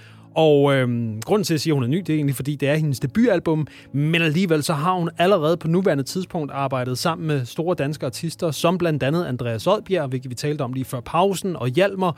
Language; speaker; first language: Danish; native; Danish